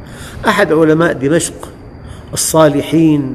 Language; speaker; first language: Arabic; native; Arabic